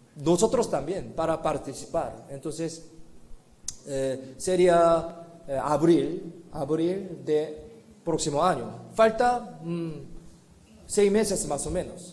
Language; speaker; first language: Spanish; non-native, fluent; Korean